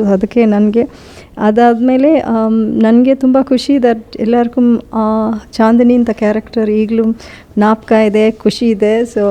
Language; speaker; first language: Kannada; non-native, learner; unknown